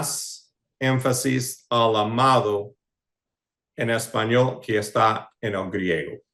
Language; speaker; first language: Spanish; non-native, fluent; English